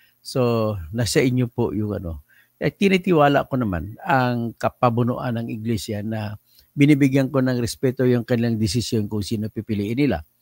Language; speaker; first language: Filipino; native; Filipino